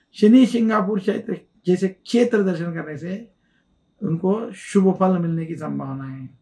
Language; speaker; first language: Hindi; non-native, local second language; Telugu